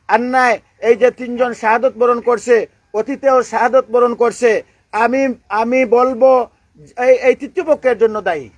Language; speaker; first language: Bangla; non-native, local second language; Sylheti